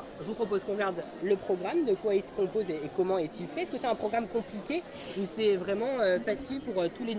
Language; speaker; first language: French; native; French